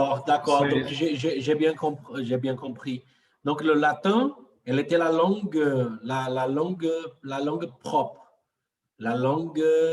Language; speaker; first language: French; non-native, fluent; Portuguese